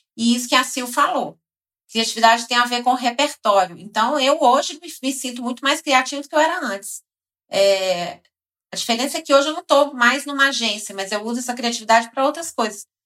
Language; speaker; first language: Portuguese; native; Portuguese